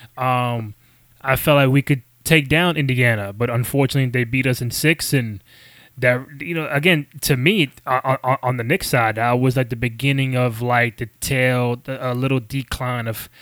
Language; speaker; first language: English; native; English